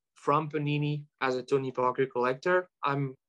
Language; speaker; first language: English; non-native, fluent; French